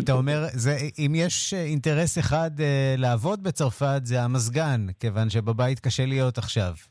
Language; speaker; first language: Hebrew; native; Hebrew